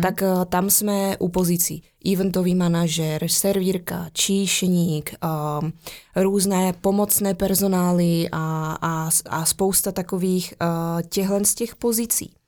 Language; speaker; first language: Czech; native; Czech